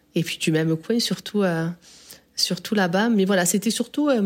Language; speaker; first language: French; native; French